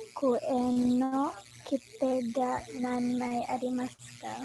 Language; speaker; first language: Japanese; non-native, learner; Filipino